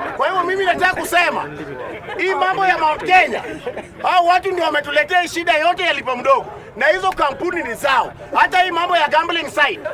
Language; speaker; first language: Swahili; native; Swahili